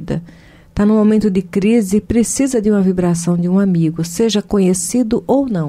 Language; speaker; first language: Portuguese; native; Portuguese